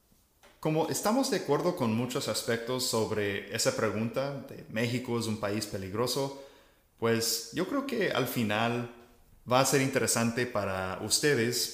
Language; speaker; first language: Spanish; non-native, fluent; English